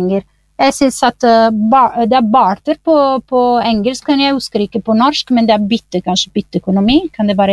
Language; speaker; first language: Norwegian; non-native, fluent; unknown